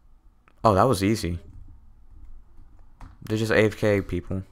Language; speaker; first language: English; native; English